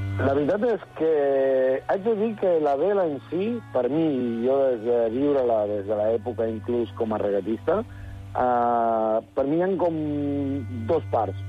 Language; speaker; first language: Catalan; early bilingual, other home language; Spanish